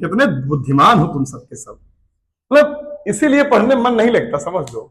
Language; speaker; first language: Hindi; native; Hindi